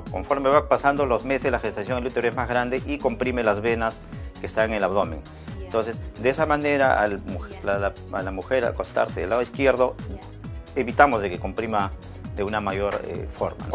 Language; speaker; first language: Spanish; native; Spanish